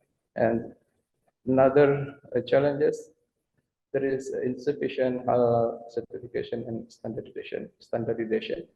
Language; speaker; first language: English; non-native, fluent; Banjar